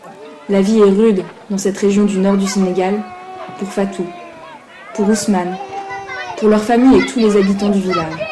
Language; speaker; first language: French; native; French